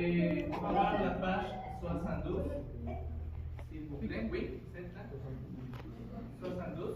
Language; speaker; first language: French; non-native, fluent; Spanish